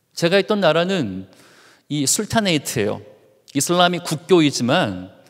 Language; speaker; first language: Korean; native; Korean